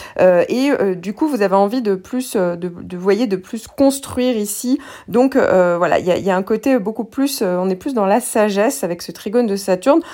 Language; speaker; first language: French; native; French